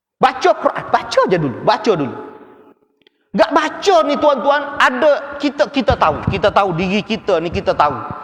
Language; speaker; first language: Malay; native; Malay